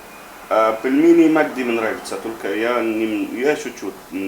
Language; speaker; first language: Russian; non-native, learner; Arabic